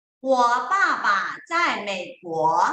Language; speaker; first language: Chinese; non-native, fluent; Thai